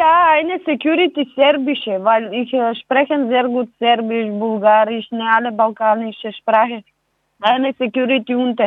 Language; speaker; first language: German; non-native, learner; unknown